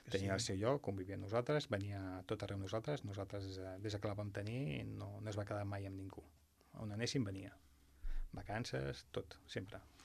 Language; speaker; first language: Catalan; non-native, local second language; Spanish